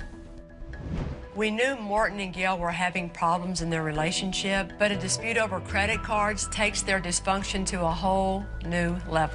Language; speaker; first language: English; native; English